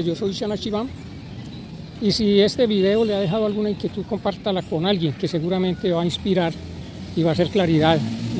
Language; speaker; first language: Spanish; native; Spanish